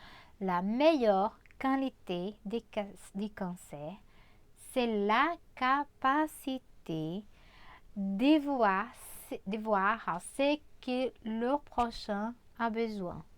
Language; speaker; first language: French; non-native, fluent; Portuguese